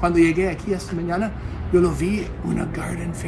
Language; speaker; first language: Spanish; non-native, learner; English